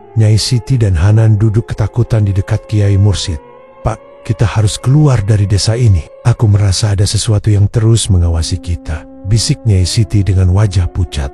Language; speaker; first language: Indonesian; native; Indonesian